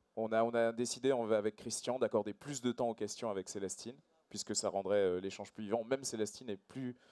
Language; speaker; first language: French; native; French